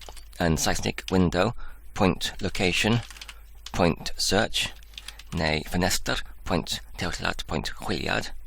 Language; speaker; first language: Welsh; non-native, learner; English